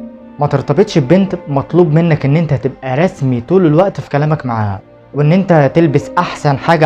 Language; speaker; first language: Arabic; native; Arabic